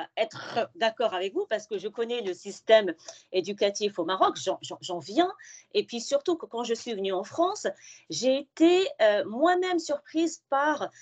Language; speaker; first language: French; non-native, local second language; Arabic